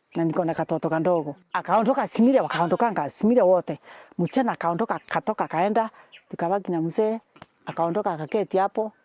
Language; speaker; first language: Swahili; non-native, local second language; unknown